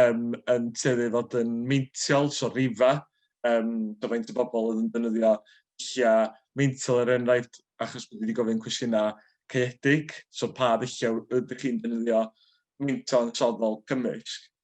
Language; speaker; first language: Welsh; native; Welsh